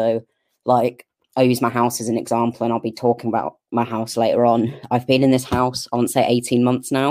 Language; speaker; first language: English; native; English